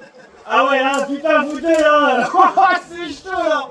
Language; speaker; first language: French; native; French